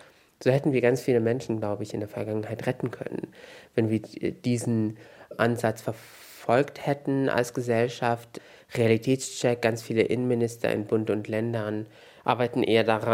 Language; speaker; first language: German; native; German